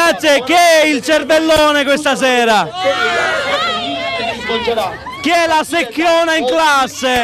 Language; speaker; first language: Italian; native; Italian